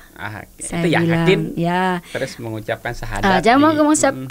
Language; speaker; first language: Indonesian; native; Indonesian